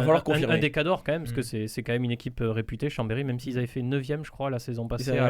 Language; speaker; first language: French; native; French